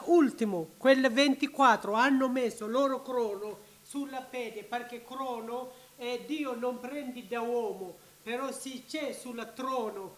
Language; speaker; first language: Italian; non-native, learner; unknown